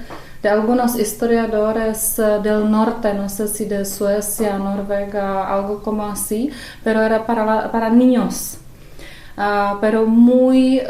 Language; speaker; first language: Spanish; non-native, fluent; Czech